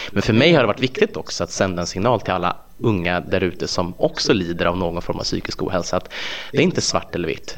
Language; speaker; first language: Swedish; native; Swedish